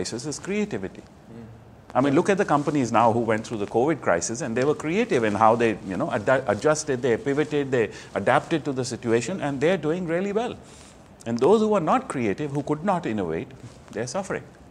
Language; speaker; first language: English; non-native, local second language; Hindi